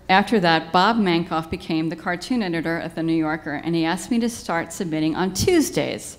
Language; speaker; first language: English; native; English